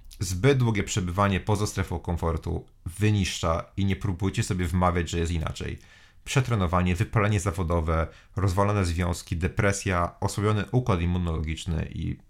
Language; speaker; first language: Polish; native; Polish